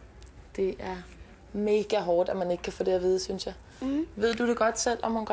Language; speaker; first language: Danish; native; Danish